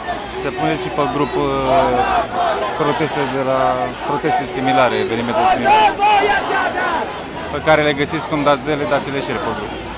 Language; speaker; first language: Romanian; native; Romanian